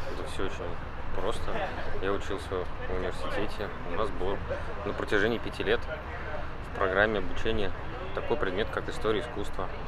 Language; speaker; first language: Russian; native; Russian